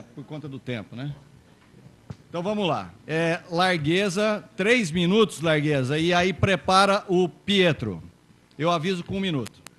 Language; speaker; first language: Portuguese; native; Portuguese